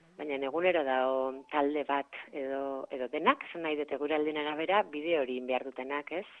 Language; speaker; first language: Basque; native; Basque